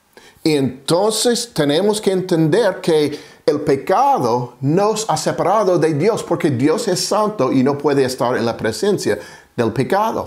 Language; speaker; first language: Spanish; non-native, fluent; English